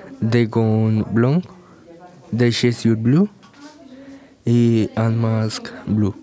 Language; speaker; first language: French; non-native, learner; Spanish